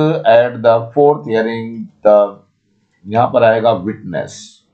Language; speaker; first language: Hindi; native; Hindi